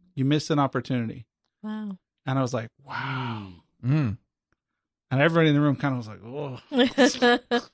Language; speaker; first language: English; native; English